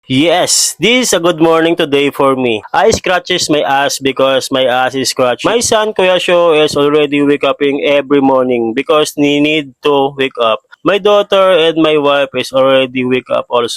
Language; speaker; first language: English; non-native, learner; Filipino